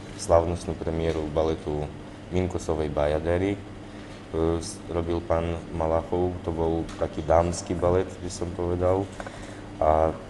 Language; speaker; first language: Slovak; non-native, fluent; Ukrainian